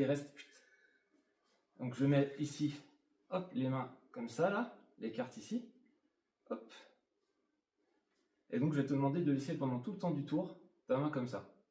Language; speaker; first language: French; native; French